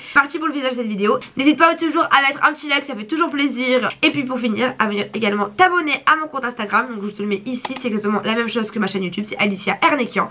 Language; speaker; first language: French; native; French